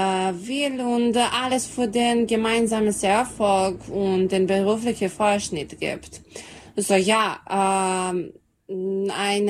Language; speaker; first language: German; non-native, learner; Serbian